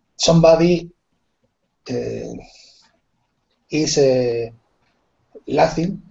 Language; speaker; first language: English; non-native, learner; Spanish